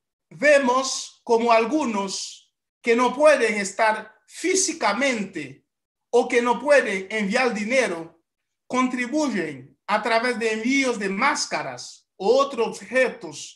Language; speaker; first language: Spanish; non-native, fluent; Haitian Creole